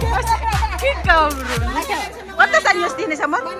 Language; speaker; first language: Spanish; non-native, fluent; Filipino